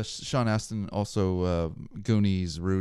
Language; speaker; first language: English; native; English